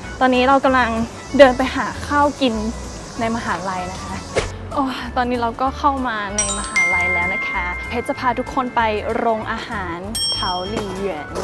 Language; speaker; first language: Thai; native; Thai